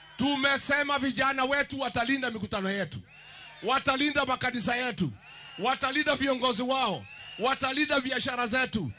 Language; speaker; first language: Swahili; non-native, local second language; Kikuyu